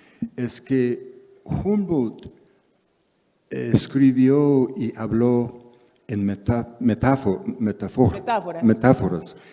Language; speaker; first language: Spanish; non-native, fluent; English